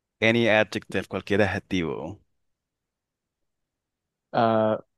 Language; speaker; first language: Spanish; non-native, local second language; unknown